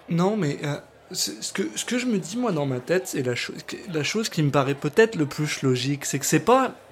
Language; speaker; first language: French; native; French